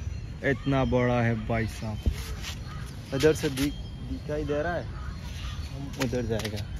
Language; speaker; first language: Hindi; non-native, local second language; Bangla